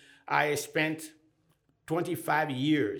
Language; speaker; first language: English; non-native, fluent; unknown